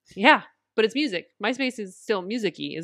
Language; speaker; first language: English; native; English